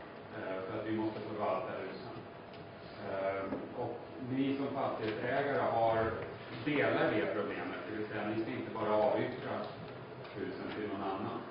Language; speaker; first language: Swedish; native; Swedish